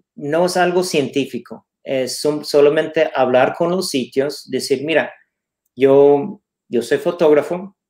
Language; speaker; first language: Spanish; non-native, fluent; English